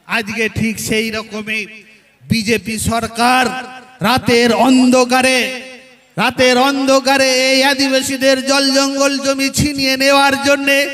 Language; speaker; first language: Bangla; non-native, local second language; Santali